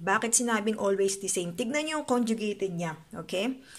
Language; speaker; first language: English; non-native, local second language; Filipino